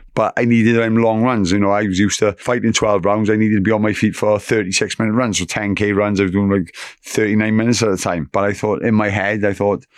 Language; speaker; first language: English; native; English